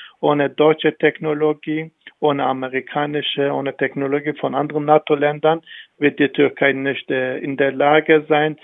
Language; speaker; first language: German; non-native, fluent; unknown